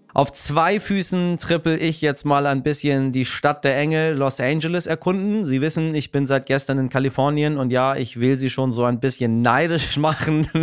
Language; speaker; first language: German; early bilingual, other home language; Persian